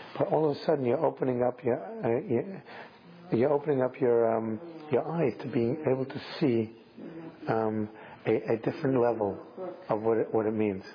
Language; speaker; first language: English; native; English